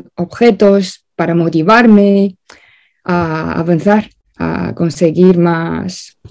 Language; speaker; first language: Spanish; non-native, fluent; Chinese